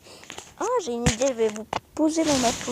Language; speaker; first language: French; native; French